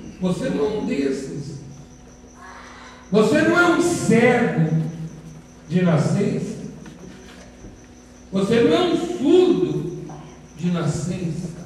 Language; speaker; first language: Portuguese; native; Portuguese